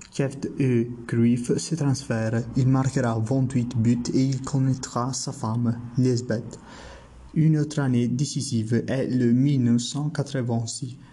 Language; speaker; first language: French; non-native, learner; Italian